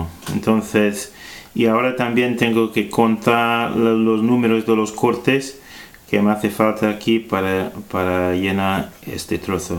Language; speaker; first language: Spanish; non-native, fluent; English